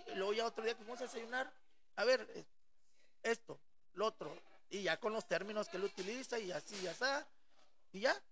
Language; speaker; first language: Spanish; native; Spanish